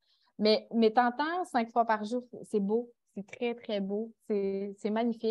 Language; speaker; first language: French; native; French